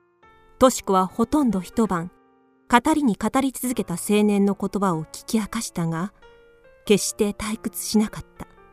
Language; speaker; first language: Japanese; native; Japanese